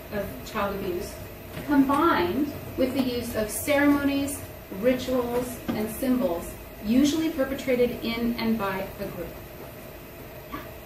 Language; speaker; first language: English; native; English